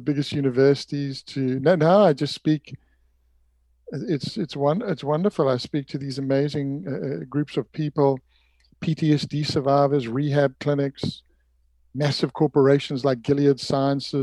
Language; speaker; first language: English; native; English